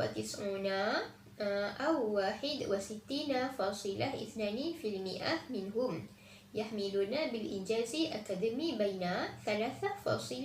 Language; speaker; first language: Arabic; non-native, learner; Malay